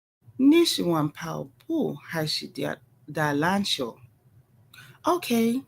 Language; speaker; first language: Chinese; non-native, learner; English